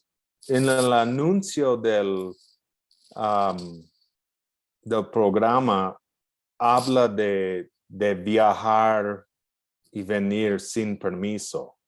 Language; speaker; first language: Spanish; non-native, fluent; English